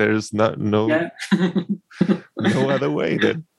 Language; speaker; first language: English; non-native, fluent; German